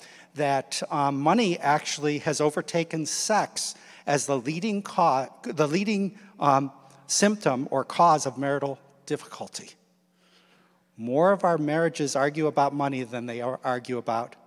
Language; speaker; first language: English; native; English